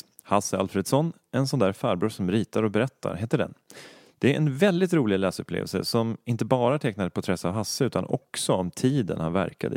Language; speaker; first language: Swedish; native; Swedish